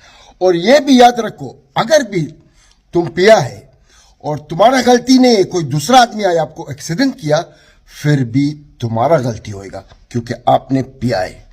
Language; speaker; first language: Hindi; non-native, fluent; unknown